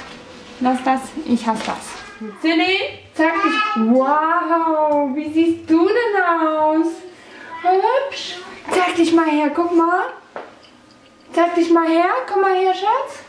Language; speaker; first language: German; native; German